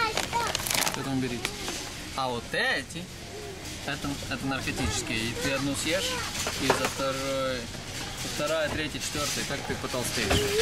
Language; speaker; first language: Russian; native; Russian